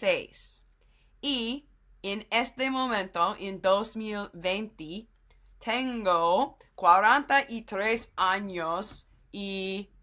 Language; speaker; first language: Spanish; non-native, fluent; English